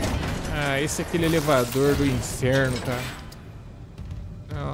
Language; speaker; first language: Portuguese; native; Portuguese